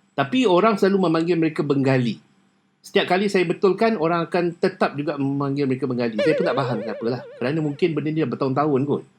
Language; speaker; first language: Malay; native; Malay